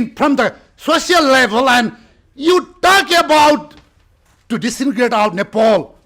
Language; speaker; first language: English; non-native, local second language; Nepali